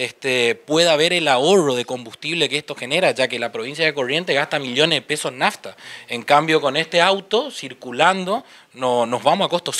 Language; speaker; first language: Spanish; native; Spanish